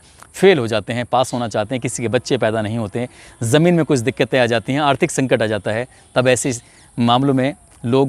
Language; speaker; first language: Hindi; native; Hindi